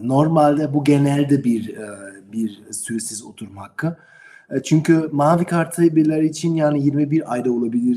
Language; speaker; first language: Turkish; non-native, learner; German